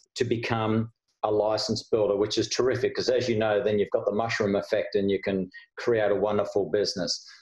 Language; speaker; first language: English; native; English